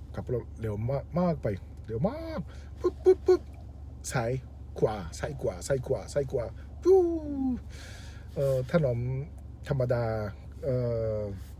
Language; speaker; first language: Thai; native; Thai